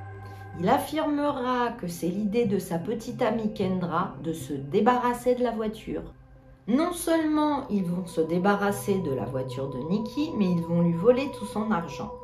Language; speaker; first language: French; native; French